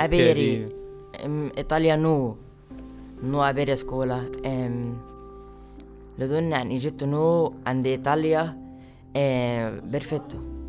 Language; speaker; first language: Italian; non-native, learner; Arabic